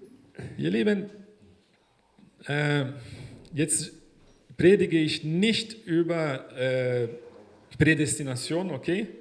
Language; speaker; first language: German; non-native, fluent; Portuguese